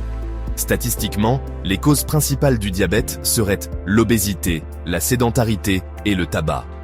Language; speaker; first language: French; native; French